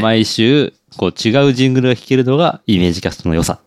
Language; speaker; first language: Japanese; native; Japanese